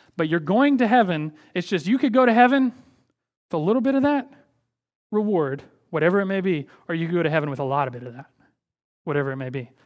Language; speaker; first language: English; native; English